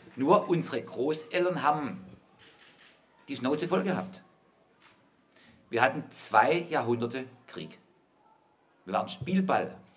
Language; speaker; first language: German; native; German